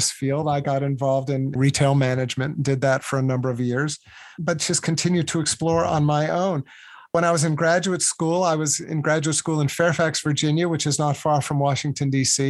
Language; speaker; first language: English; native; English